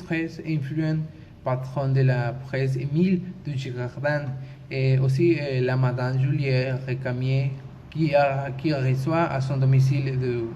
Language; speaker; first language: French; non-native, learner; Spanish